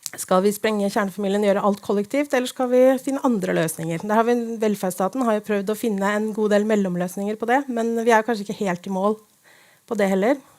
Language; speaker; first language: Norwegian; native; Norwegian